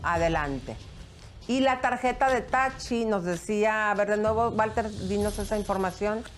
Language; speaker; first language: Spanish; native; Spanish